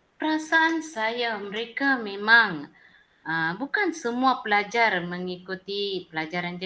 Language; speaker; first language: Malay; non-native, local second language; Tamil